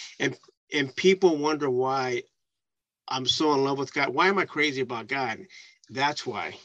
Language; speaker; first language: English; early bilingual, other home language; Spanish